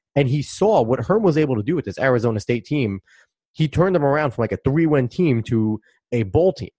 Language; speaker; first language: English; native; English